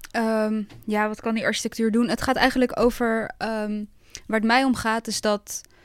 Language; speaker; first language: Dutch; early bilingual, other home language; Bosnian